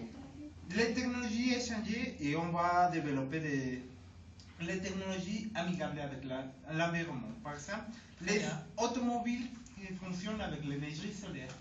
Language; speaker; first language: French; non-native, learner; Spanish